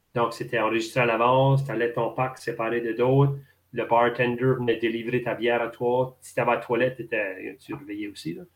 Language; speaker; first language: French; native; French